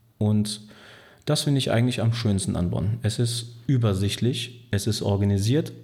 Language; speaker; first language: German; early bilingual, other home language; Turkish